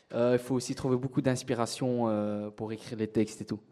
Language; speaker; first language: French; native; French